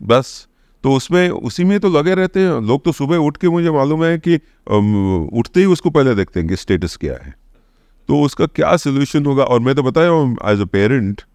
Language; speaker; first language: Hindi; non-native, local second language; Odia